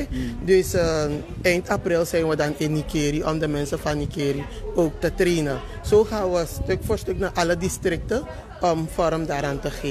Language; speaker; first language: Dutch; native; Dutch